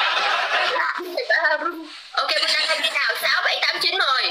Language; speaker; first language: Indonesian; non-native, learner; Vietnamese